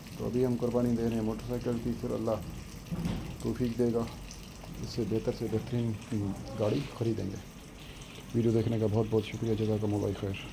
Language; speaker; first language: Urdu; non-native, local second language; Sindhi